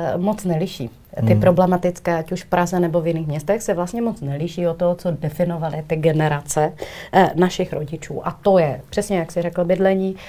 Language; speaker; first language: Czech; native; Czech